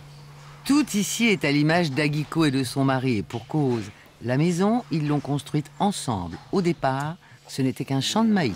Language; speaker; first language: French; native; French